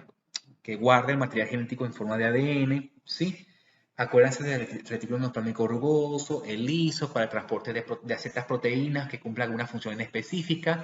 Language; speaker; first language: Spanish; native; Spanish